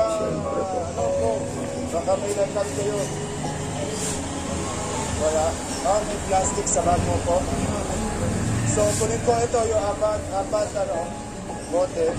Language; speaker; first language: Filipino; non-native, learner; Arabic